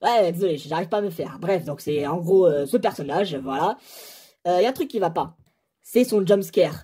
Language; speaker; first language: French; native; French